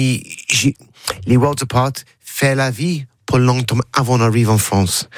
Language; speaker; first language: French; non-native, learner; English